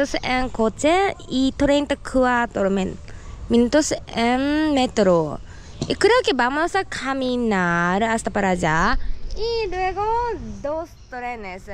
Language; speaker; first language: Spanish; non-native, learner; Japanese